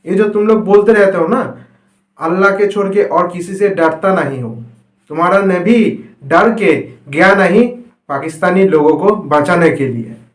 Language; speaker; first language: Hindi; non-native, local second language; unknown